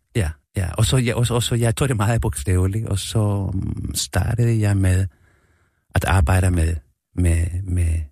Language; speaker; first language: Danish; non-native, fluent; Spanish